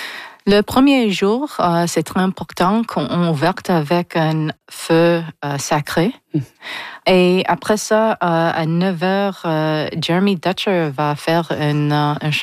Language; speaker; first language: French; non-native, learner; English